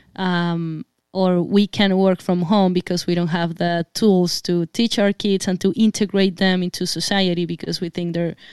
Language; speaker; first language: English; non-native, fluent; Spanish